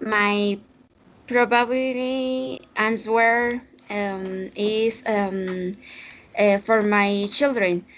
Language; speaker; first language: English; non-native, learner; Spanish